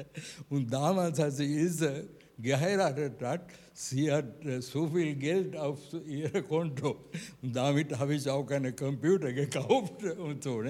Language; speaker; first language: German; non-native, learner; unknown